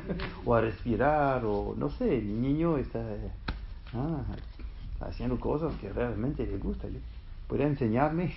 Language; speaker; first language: Spanish; non-native, fluent; French